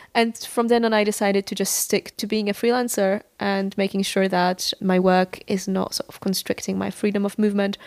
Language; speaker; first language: English; non-native, fluent; Polish